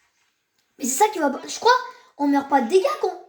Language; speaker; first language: French; native; French